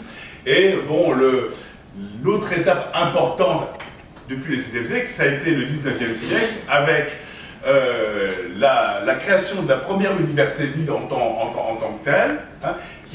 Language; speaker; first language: French; native; French